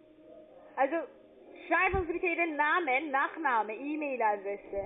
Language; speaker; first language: German; non-native, learner; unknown